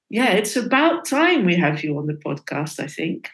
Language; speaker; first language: English; non-native, fluent; Dutch